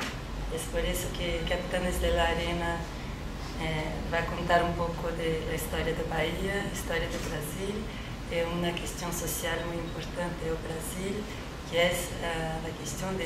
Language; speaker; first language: Spanish; non-native, learner; Portuguese